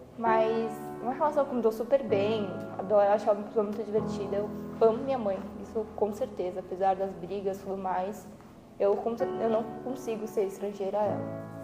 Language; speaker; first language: Portuguese; native; Portuguese